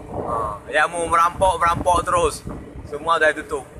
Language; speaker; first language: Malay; non-native, local second language; Achinese